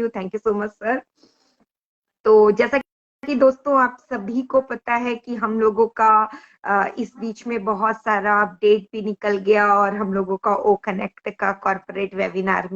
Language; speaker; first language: Hindi; native; Hindi